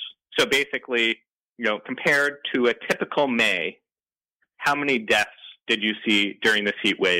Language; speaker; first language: English; native; English